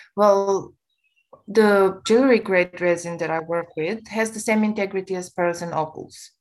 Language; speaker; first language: English; non-native, fluent; Romanian